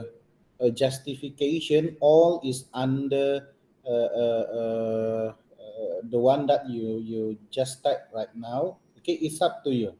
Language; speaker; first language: English; non-native, local second language; Malay